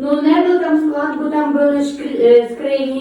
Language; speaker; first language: Czech; non-native, learner; Ukrainian